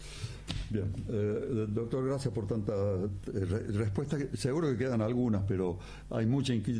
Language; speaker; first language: Spanish; native; Spanish